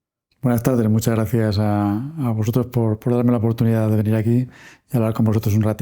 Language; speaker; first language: Spanish; native; Spanish